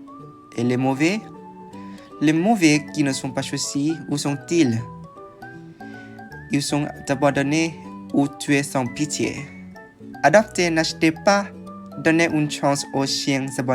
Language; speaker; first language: French; non-native, learner; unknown